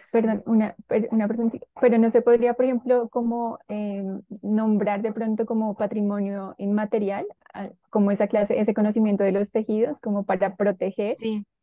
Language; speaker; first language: Spanish; native; Spanish